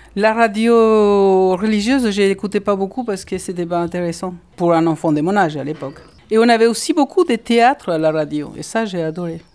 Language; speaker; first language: French; non-native, fluent; Guarani